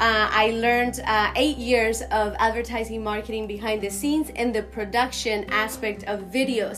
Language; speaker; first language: English; non-native, fluent; Spanish